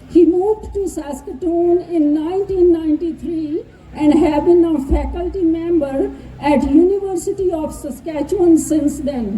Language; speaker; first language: English; non-native, local second language; Punjabi